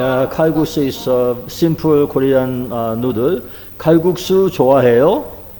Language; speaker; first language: English; non-native, fluent; Korean